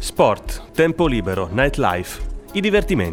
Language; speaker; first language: Italian; native; Italian